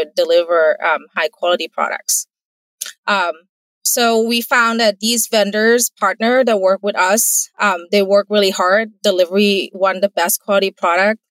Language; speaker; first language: English; non-native, fluent; Thai